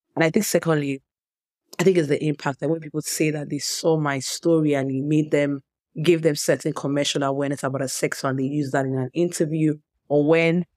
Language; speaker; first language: English; non-native, local second language; Yoruba